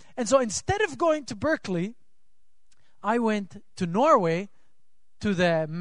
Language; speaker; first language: English; non-native, fluent; Swiss German